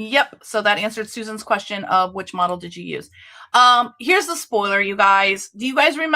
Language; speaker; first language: English; native; English